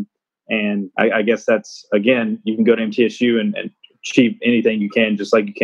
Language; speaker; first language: English; native; English